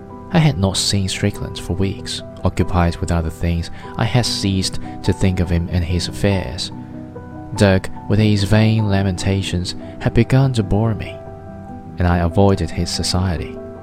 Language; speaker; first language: English; non-native, fluent; Chinese